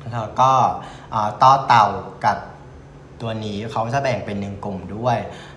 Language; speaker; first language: Thai; non-native, fluent; Vietnamese